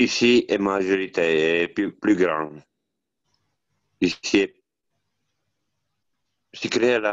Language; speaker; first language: French; non-native, learner; Italian